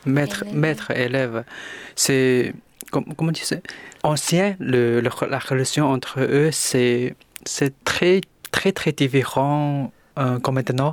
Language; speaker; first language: French; non-native, learner; Chinese